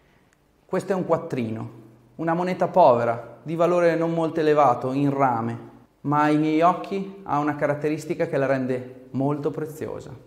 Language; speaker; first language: Italian; native; Italian